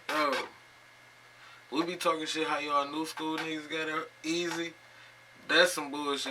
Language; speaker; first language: English; native; English